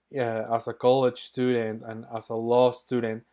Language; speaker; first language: English; non-native, fluent; Spanish